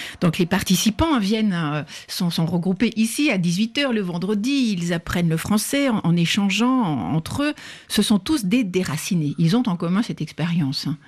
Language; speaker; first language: French; native; French